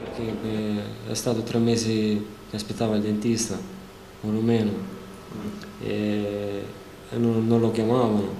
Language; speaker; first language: Italian; non-native, fluent; Arabic